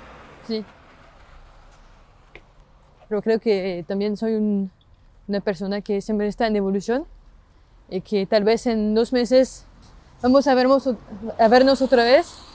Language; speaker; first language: Spanish; non-native, fluent; French